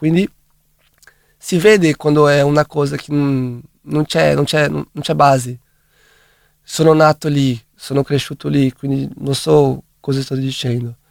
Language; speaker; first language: Italian; non-native, fluent; Portuguese